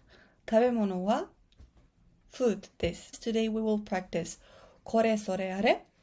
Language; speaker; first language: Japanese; non-native, fluent; Spanish